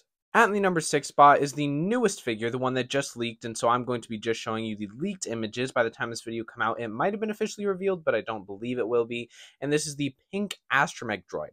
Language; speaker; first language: English; native; English